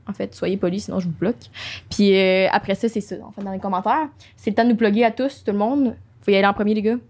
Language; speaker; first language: French; native; French